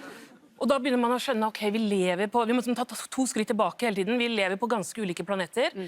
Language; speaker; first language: Norwegian; native; Norwegian